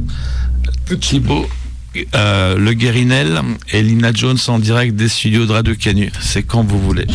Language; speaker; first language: French; native; French